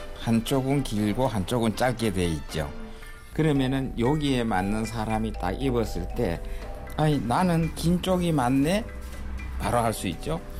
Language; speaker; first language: Korean; native; Korean